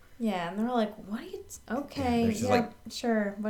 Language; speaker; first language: English; native; English